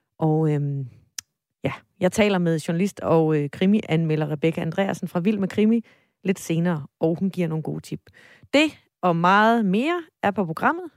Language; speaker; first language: Danish; native; Danish